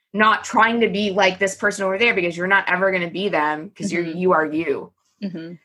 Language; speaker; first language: English; native; English